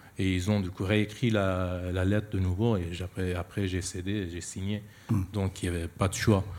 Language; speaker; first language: French; non-native, fluent; Persian